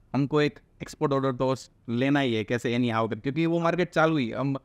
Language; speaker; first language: Hindi; non-native, local second language; Gujarati